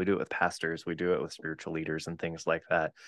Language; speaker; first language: English; native; English